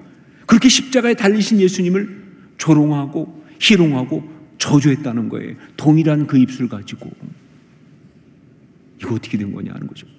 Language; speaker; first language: Korean; native; Korean